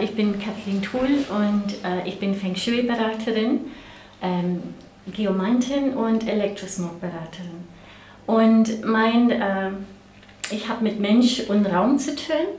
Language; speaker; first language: German; non-native, fluent; English